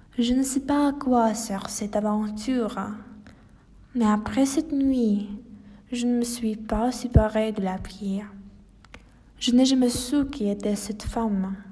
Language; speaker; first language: French; non-native, fluent; Ukrainian